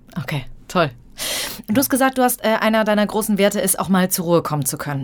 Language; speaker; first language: German; native; German